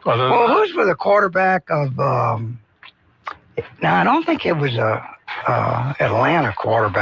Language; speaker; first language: English; native; English